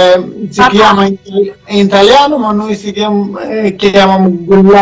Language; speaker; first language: Italian; non-native, learner; Persian